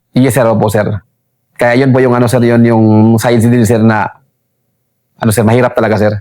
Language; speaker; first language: Filipino; non-native, local second language; Cebuano